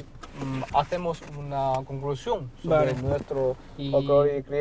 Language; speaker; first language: Spanish; non-native, learner; Chinese